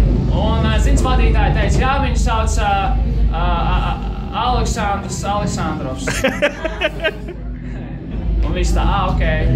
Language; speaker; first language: Latvian; non-native, local second language; Russian